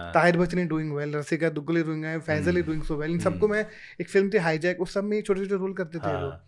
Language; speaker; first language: Hindi; native; Hindi